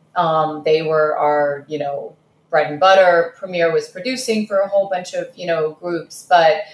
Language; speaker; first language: English; early bilingual, other home language; Russian